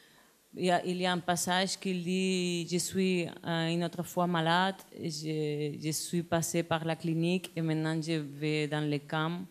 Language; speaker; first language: French; non-native, learner; Spanish